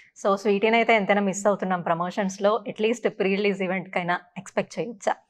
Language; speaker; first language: Telugu; native; Telugu